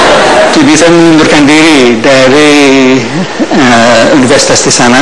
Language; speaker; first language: Indonesian; non-native, fluent; English